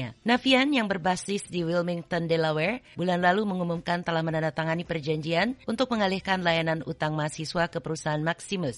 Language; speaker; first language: Indonesian; native; Indonesian